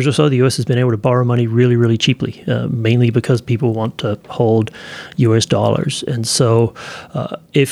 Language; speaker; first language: English; native; English